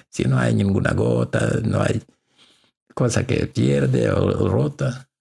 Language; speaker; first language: Spanish; non-native, learner; Russian